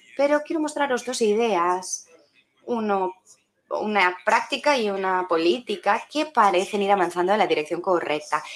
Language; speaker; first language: Spanish; non-native, fluent; French